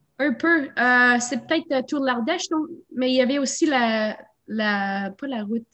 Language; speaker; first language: French; non-native, local second language; English